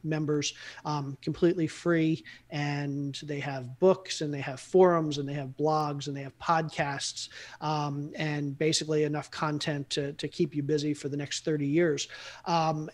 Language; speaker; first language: English; native; English